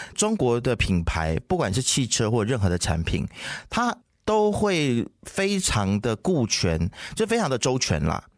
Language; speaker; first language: Chinese; native; Chinese